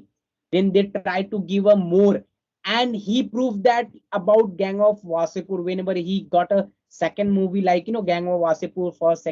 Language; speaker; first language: English; non-native, fluent; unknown